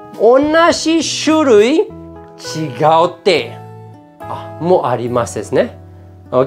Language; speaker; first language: Japanese; non-native, fluent; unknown